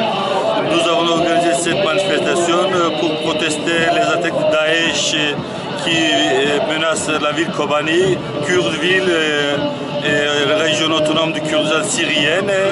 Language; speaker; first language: French; non-native, learner; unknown